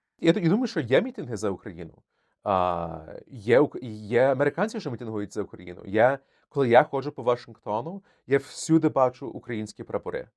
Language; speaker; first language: Ukrainian; early bilingual, heritage; Ukrainian